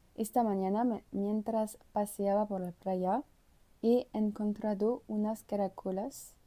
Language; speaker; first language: Spanish; non-native, learner; French